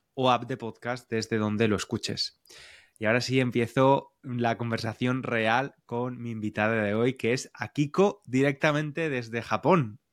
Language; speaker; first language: Spanish; native; Spanish